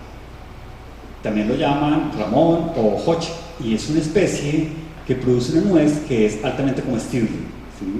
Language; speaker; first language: Spanish; native; Spanish